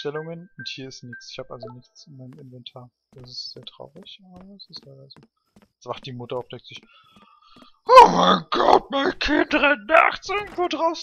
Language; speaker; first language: German; native; German